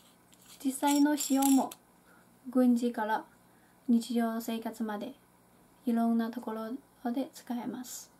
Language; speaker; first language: Japanese; non-native, fluent; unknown